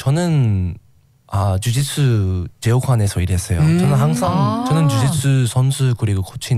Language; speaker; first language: Korean; non-native, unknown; English